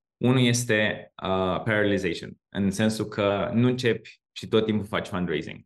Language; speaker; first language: Romanian; native; Romanian